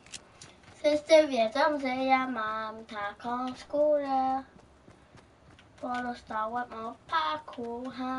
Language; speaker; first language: Polish; early bilingual, heritage; Polish